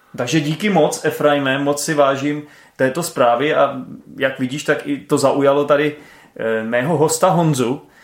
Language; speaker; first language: Czech; native; Czech